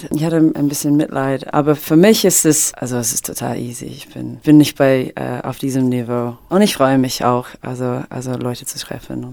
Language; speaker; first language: German; non-native, fluent; English